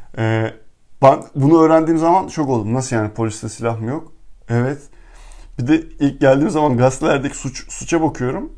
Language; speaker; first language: Turkish; native; Turkish